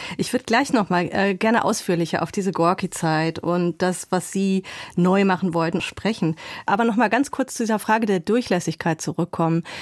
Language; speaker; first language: German; native; German